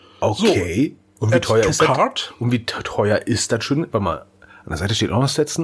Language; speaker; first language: German; native; German